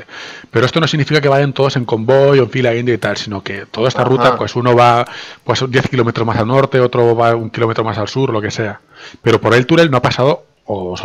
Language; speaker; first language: Spanish; native; Spanish